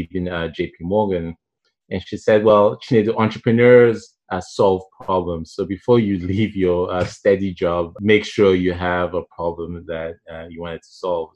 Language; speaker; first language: English; non-native, local second language; Igbo